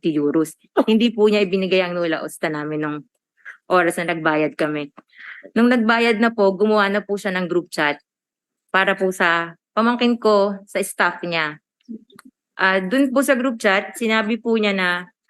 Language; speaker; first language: Filipino; native; Filipino